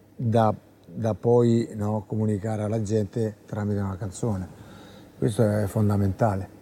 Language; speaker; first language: Italian; native; Italian